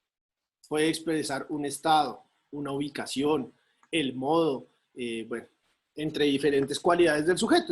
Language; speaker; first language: Spanish; native; Spanish